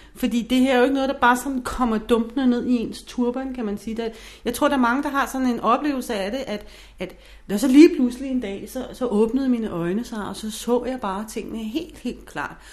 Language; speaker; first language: Danish; non-native, fluent; English